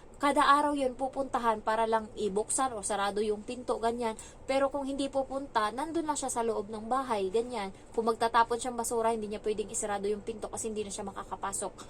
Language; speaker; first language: Filipino; native; Filipino